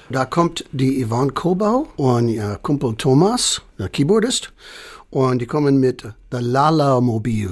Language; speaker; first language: German; non-native, fluent; English